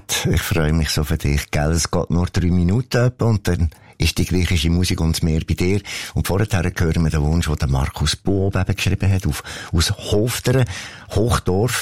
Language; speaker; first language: German; native; German